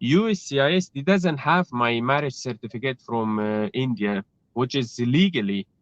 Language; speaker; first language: English; non-native, learner; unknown